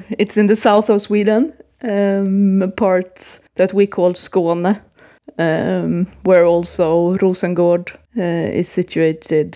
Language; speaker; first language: English; non-native, fluent; Swedish